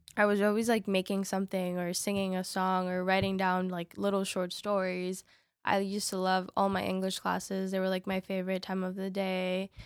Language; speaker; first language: English; early bilingual, other home language; Spanish